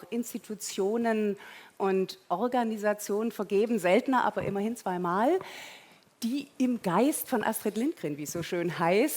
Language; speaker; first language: German; native; German